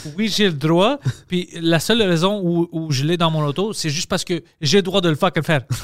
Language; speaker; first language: French; native; French